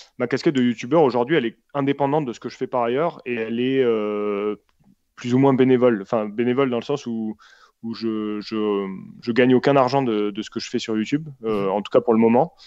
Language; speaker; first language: French; native; French